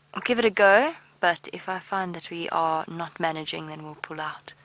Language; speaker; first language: English; native; English